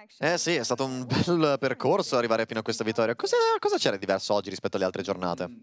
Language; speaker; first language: Italian; native; Italian